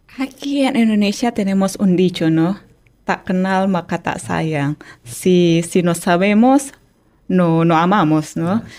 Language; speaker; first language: Spanish; non-native, fluent; Indonesian